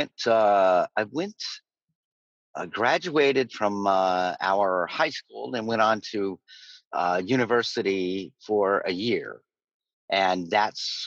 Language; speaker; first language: English; native; English